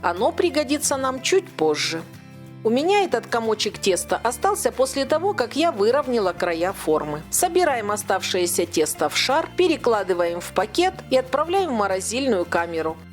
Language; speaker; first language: Russian; native; Russian